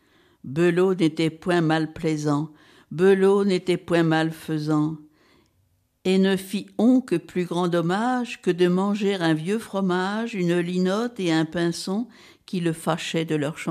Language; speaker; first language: French; native; French